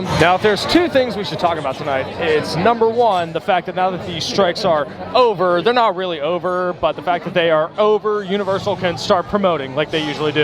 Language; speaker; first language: English; native; English